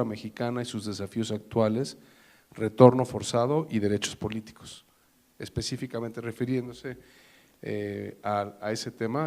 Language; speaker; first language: Spanish; native; Spanish